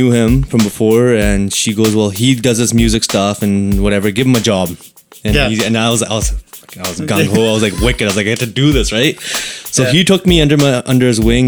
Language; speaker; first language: English; native; English